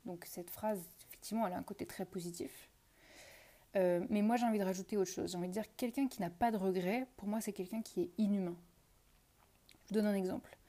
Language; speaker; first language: French; native; French